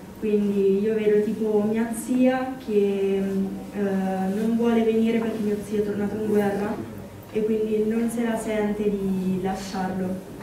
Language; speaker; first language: Italian; early bilingual, other home language; Ukrainian